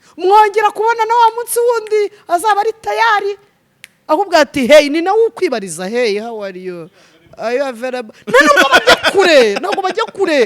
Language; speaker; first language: Kinyarwanda; native; Kinyarwanda